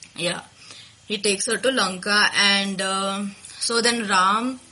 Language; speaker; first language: English; non-native, local second language; Telugu